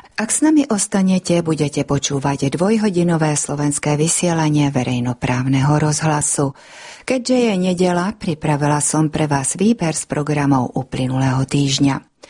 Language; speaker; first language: Slovak; non-native, local second language; Hungarian